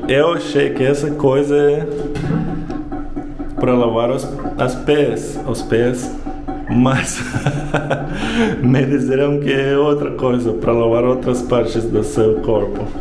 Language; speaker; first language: Portuguese; non-native, learner; Russian